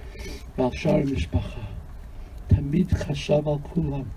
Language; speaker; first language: Hebrew; non-native, fluent; English